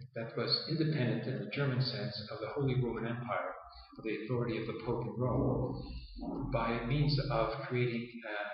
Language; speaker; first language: English; non-native, local second language; Yiddish